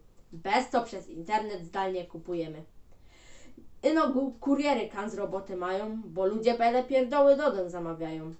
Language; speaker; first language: Polish; native; Polish